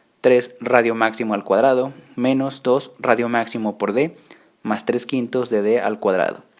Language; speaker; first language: Spanish; native; Spanish